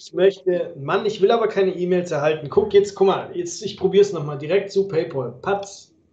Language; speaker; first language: German; native; German